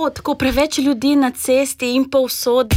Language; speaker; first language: Slovenian; non-native, fluent; Portuguese